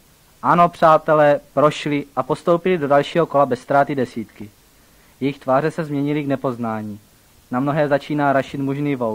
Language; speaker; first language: Czech; native; Czech